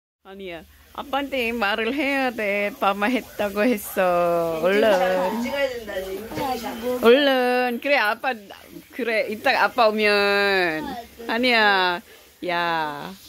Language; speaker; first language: Korean; non-native, learner; Filipino